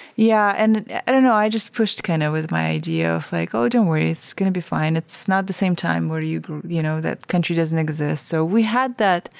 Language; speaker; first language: English; non-native, fluent; Russian